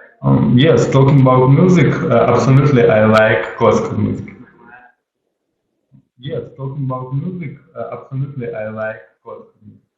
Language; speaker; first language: English; non-native, learner; Russian